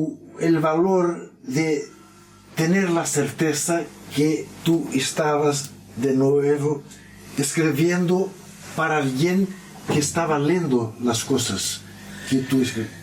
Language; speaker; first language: Spanish; non-native, learner; Portuguese